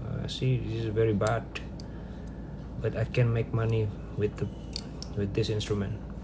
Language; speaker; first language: English; non-native, fluent; Indonesian